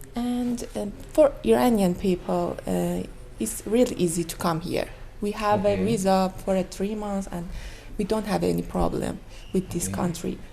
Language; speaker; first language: English; non-native, learner; Persian